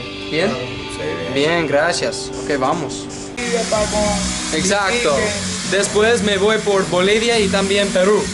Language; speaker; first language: Spanish; non-native, learner; English